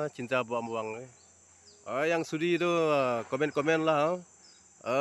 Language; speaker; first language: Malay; non-native, local second language; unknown